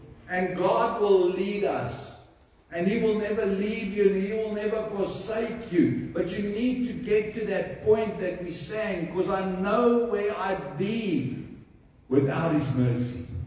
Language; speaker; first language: English; non-native, local second language; Afrikaans